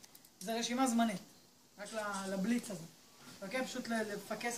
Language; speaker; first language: Hebrew; native; Hebrew